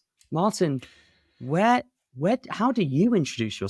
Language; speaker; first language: English; native; English